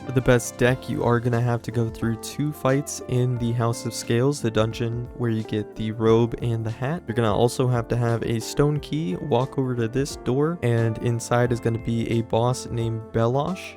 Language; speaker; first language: English; native; English